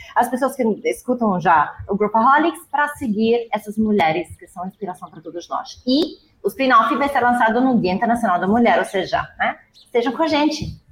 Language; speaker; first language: Portuguese; non-native, fluent; Italian